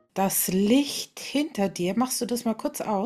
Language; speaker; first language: German; native; German